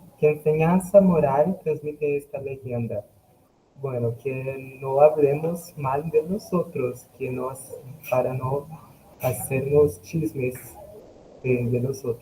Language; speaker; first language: Spanish; non-native, learner; Portuguese